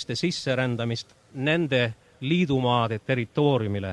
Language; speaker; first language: Estonian; early bilingual, heritage; Estonian